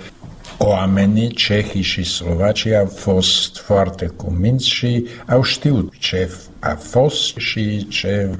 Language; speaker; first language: Romanian; non-native, fluent; Slovak